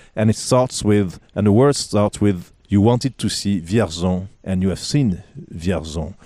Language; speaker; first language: English; non-native, fluent; French